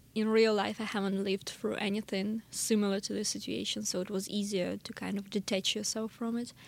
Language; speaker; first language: English; non-native, fluent; Russian